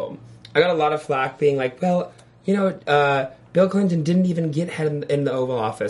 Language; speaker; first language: English; native; English